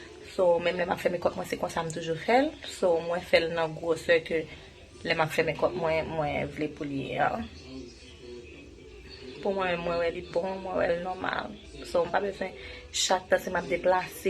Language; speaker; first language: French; non-native, local second language; Haitian Creole